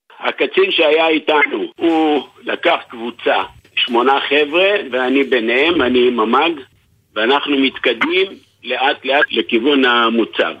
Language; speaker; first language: Hebrew; native; Hebrew